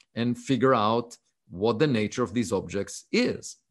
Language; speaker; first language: English; non-native, fluent; Hebrew